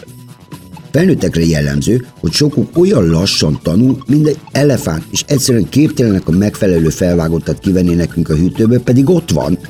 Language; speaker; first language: Hungarian; native; Hungarian